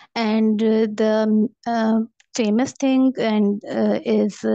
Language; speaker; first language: English; non-native, local second language; Urdu